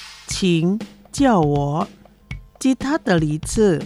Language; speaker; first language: Chinese; non-native, fluent; Indonesian